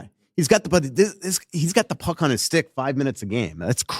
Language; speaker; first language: English; native; English